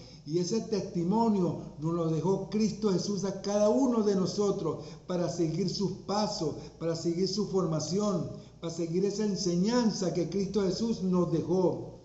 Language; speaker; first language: Spanish; native; Spanish